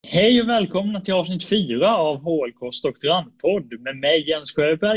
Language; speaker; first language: Swedish; native; Swedish